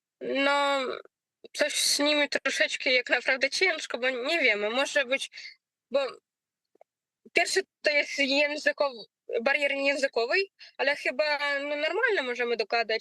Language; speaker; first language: Polish; non-native, learner; Ukrainian